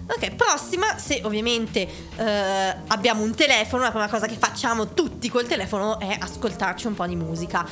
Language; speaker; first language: Italian; native; Italian